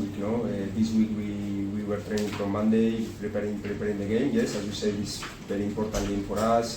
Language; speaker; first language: English; non-native, learner; Spanish